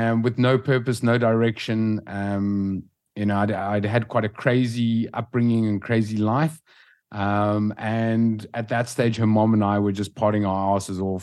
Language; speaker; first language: English; native; English